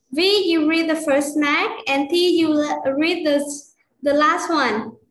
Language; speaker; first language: English; non-native, fluent; Vietnamese